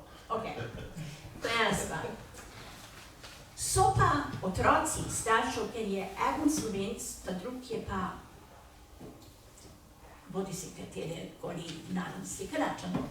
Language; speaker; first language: Slovenian; early bilingual, heritage; Slovenian